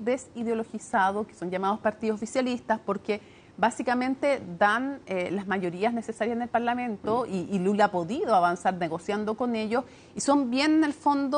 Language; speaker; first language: Spanish; native; Spanish